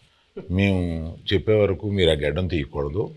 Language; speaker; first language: Telugu; native; Telugu